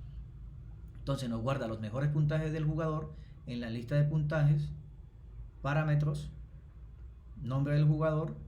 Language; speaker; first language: Spanish; native; Spanish